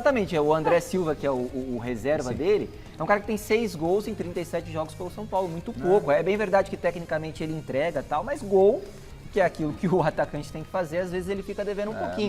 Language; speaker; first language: Portuguese; native; Portuguese